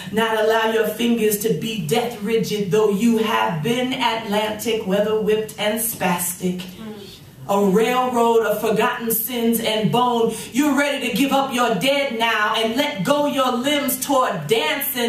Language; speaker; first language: English; native; English